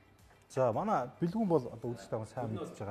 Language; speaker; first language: Mongolian; native; Mongolian